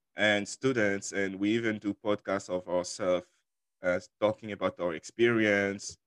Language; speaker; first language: English; non-native, fluent; French